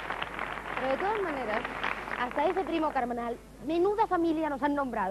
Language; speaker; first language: Spanish; native; Spanish